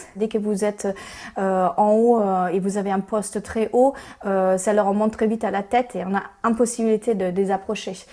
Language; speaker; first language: French; non-native, fluent; German